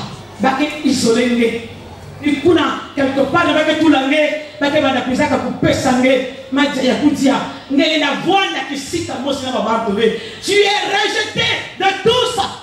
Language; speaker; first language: French; non-native, local second language; Lingala